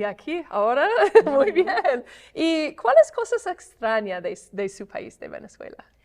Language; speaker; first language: Spanish; non-native, fluent; English